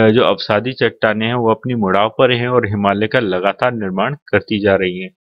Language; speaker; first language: Hindi; native; Hindi